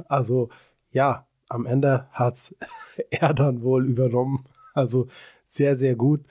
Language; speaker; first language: German; native; German